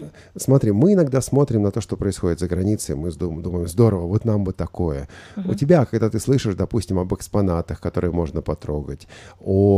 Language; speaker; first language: Russian; native; Russian